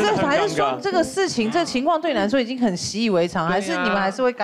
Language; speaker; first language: Chinese; native; Chinese